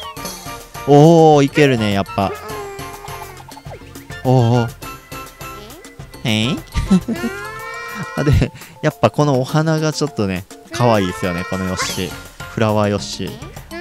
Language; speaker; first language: Japanese; native; Japanese